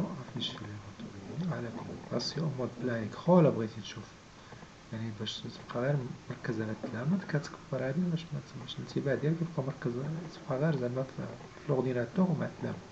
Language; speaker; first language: Arabic; native; Arabic